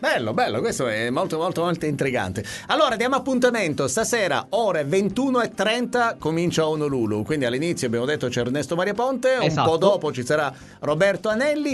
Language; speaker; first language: Italian; native; Italian